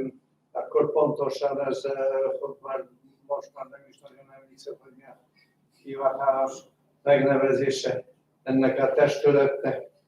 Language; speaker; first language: Hungarian; non-native, fluent; Polish